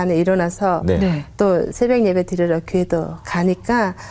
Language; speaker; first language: Korean; non-native, fluent; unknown